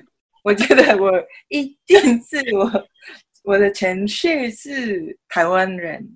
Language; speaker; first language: Chinese; non-native, learner; Japanese